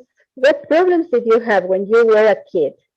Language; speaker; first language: English; non-native, fluent; Spanish